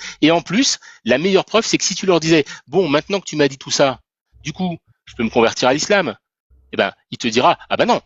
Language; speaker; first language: French; native; French